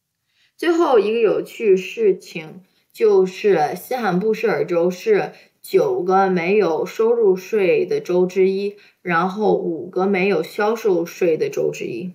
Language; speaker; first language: Chinese; early bilingual, heritage; Chinese